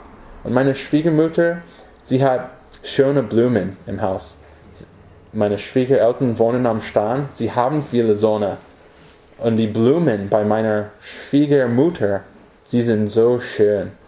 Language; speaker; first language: German; non-native, fluent; English